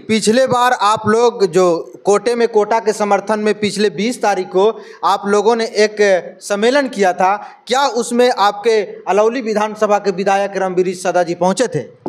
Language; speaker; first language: Hindi; native; Hindi